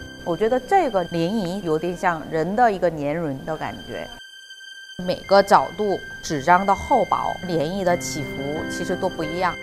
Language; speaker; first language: Chinese; non-native, fluent; Korean